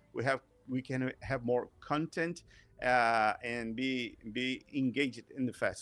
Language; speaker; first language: English; non-native, fluent; Portuguese